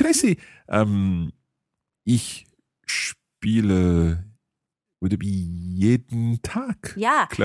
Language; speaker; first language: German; non-native, learner; English